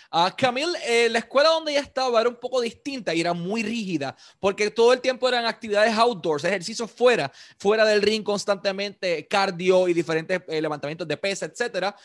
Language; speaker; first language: Spanish; native; Spanish